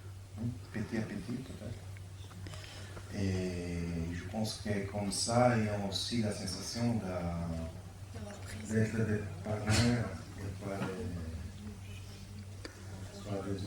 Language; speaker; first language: French; non-native, fluent; Italian